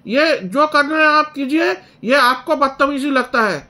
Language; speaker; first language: Hindi; non-native, local second language; Bangla